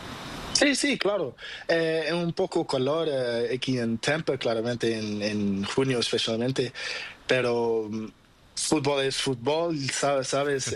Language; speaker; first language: Spanish; non-native, learner; Portuguese